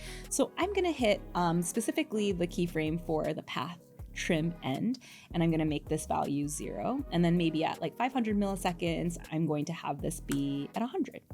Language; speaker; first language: English; native; English